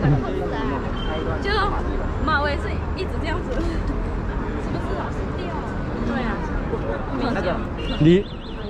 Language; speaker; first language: Chinese; non-native, local second language; Cantonese